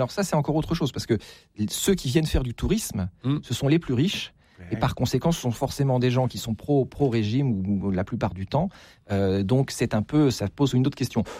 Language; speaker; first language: French; native; French